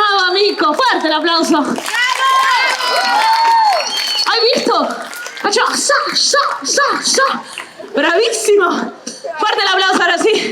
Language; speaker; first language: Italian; non-native, learner; Spanish